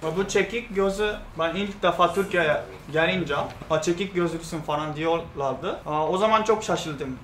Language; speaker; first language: Turkish; non-native, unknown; Japanese